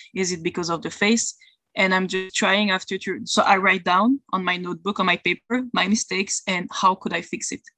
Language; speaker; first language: English; non-native, fluent; French